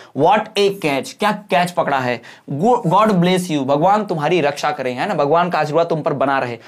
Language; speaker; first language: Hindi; non-native, local second language; Bhojpuri